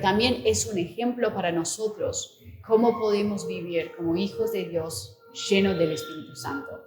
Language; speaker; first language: Spanish; non-native, fluent; English